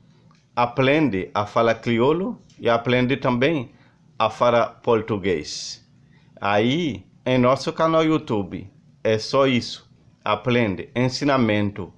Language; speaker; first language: Portuguese; non-native, learner; Haitian Creole